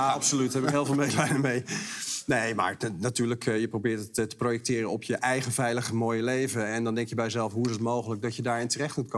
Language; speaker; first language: Dutch; native; Dutch